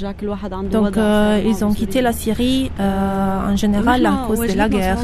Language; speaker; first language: French; non-native, local second language; Arabic